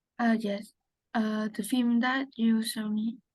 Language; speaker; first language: English; non-native, learner; Vietnamese